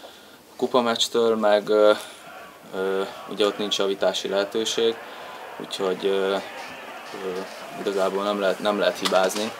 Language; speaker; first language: Hungarian; native; Hungarian